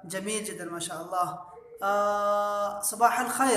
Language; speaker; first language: Arabic; non-native, fluent; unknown